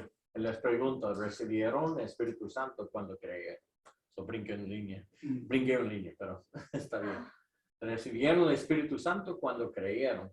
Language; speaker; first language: Spanish; non-native, learner; English